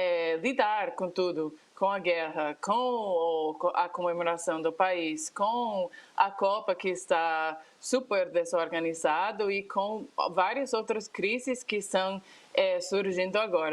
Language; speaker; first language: Portuguese; non-native, fluent; English